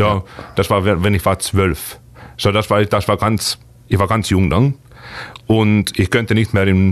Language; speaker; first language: German; non-native, fluent; Finnish